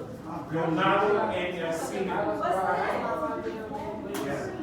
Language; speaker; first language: Spanish; non-native, fluent; English